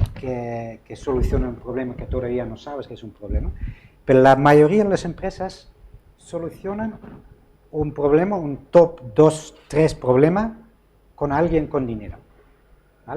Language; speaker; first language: Spanish; non-native, fluent; Dutch